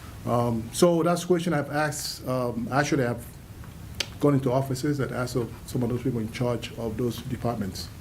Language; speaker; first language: English; early bilingual, other home language; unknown